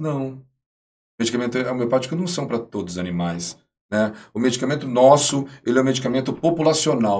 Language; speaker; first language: Portuguese; native; Portuguese